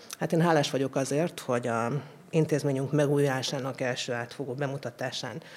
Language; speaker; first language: Hungarian; native; Hungarian